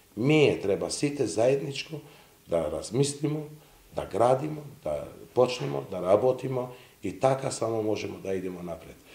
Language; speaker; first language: Macedonian; non-native, local second language; Serbian